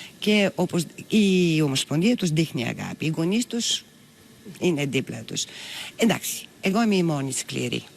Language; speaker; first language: Greek; non-native, fluent; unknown